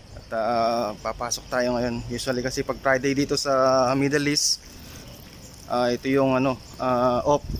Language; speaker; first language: Filipino; non-native, local second language; Pampanga